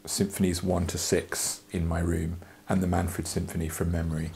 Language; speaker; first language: English; native; English